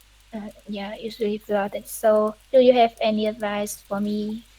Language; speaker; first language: English; non-native, learner; Vietnamese